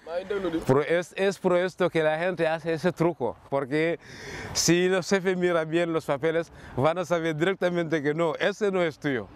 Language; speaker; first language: Spanish; non-native, learner; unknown